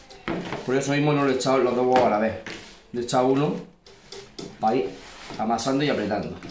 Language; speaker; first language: Spanish; native; Spanish